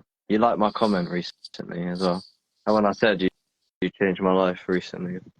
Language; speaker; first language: English; native; English